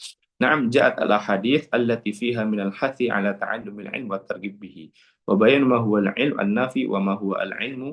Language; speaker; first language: Arabic; non-native, fluent; Indonesian